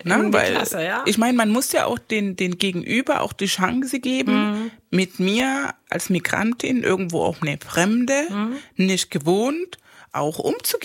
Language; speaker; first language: German; non-native, fluent; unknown